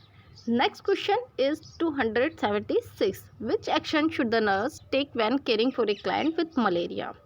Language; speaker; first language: English; non-native, local second language; Hindi